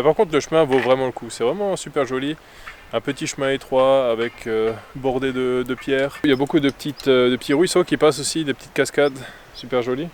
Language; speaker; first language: French; native; French